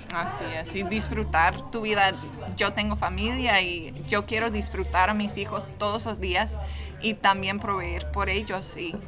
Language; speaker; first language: Spanish; non-native, fluent; English